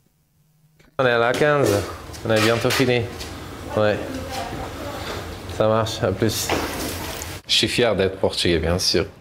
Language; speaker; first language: French; non-native, fluent; Portuguese